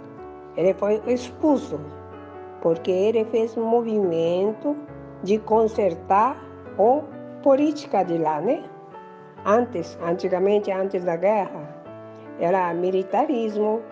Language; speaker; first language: Portuguese; early bilingual, other home language; Japanese